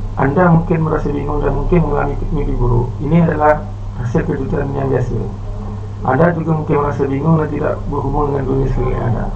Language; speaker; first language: Malay; native; Malay